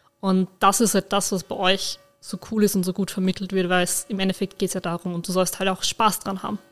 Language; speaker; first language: German; native; German